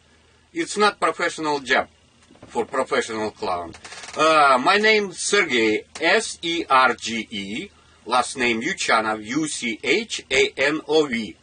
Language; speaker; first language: English; non-native, learner; Russian